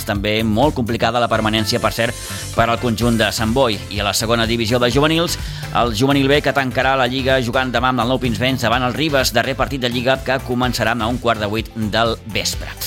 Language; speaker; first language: Catalan; native; Catalan